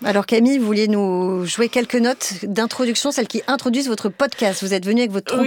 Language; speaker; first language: French; native; French